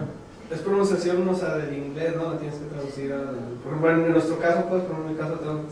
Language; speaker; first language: Spanish; native; Spanish